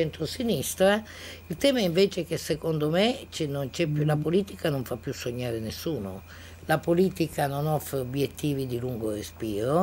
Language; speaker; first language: Italian; native; Italian